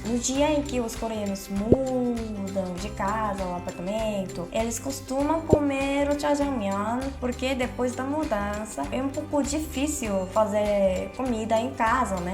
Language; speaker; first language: Portuguese; non-native, fluent; Korean